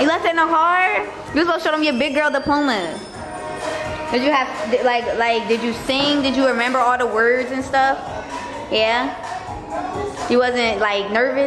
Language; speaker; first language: English; native; English